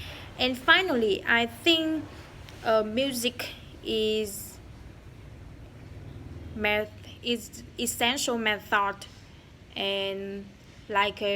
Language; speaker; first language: English; non-native, learner; Vietnamese